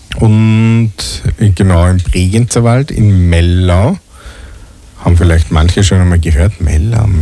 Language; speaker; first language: German; native; German